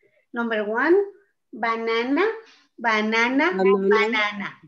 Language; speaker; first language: English; non-native, fluent; Spanish